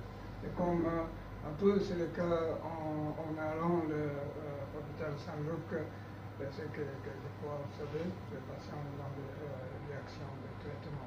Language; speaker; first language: French; non-native, learner; Japanese